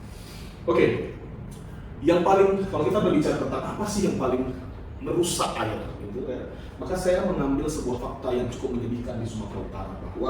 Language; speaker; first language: Indonesian; native; Indonesian